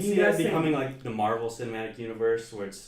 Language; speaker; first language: English; native; English